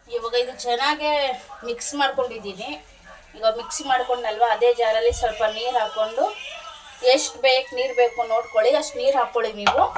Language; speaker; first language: Kannada; non-native, local second language; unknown